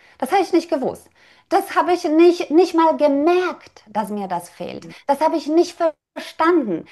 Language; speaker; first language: German; non-native, fluent; Polish